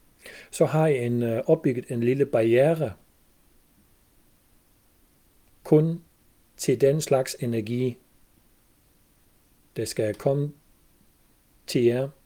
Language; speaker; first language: Danish; non-native, fluent; German